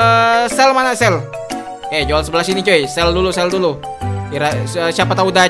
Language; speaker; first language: Indonesian; native; Indonesian